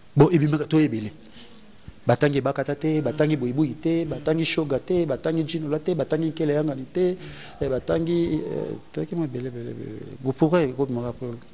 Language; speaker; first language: Lingala; native; Lingala